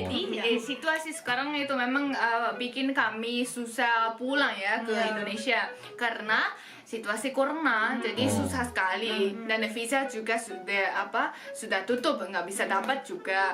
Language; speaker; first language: Indonesian; non-native, fluent; Japanese